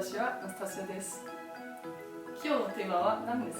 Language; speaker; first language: Japanese; non-native, learner; German